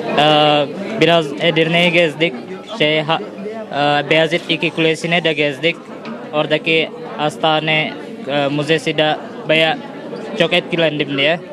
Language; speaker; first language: Turkish; non-native, fluent; Indonesian